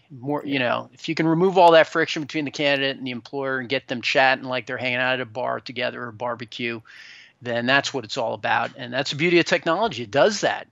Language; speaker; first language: English; native; English